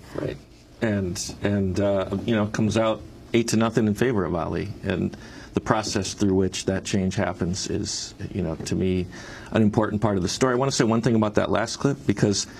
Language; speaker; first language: English; native; English